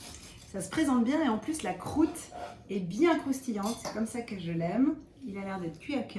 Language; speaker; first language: French; native; French